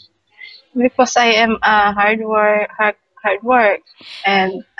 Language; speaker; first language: English; non-native, learner; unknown